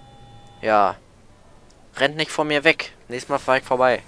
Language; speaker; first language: German; native; German